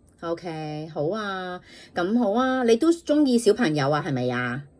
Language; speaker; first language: Cantonese; native; Cantonese